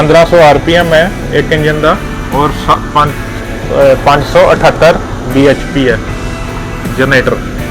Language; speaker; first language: Hindi; non-native, local second language; Punjabi